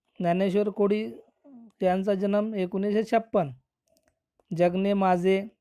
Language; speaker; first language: Marathi; non-native, local second language; Urdu